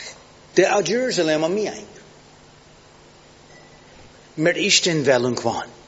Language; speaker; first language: Hungarian; non-native, fluent; English